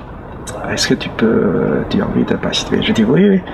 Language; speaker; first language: French; non-native, learner; Chinese